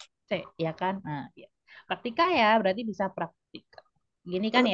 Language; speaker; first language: Indonesian; native; Indonesian